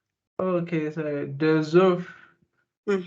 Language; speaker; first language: French; non-native, learner; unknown